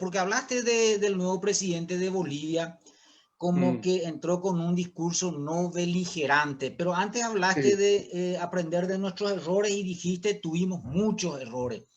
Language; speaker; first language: Spanish; native; Spanish